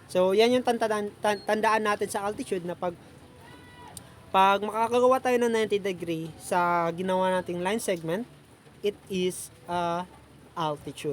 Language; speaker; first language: Filipino; native; Filipino